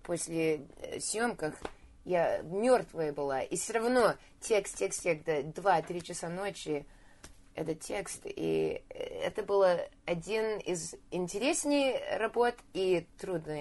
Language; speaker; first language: Russian; early bilingual, heritage; Russian